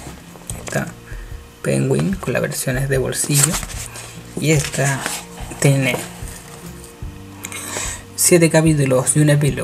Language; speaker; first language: Spanish; native; Spanish